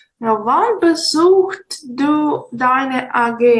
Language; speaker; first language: German; non-native, fluent; Ukrainian